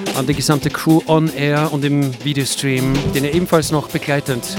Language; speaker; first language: German; native; German